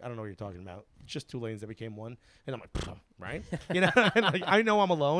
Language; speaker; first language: English; early bilingual, other home language; Spanish